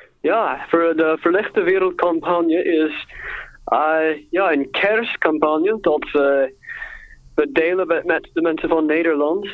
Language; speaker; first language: Dutch; non-native, learner; English